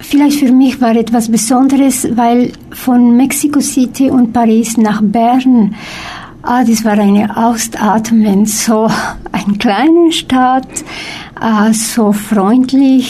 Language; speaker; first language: German; non-native, fluent; Spanish